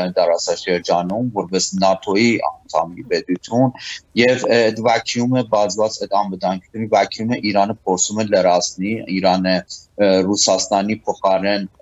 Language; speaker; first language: Armenian; early bilingual, heritage; Armenian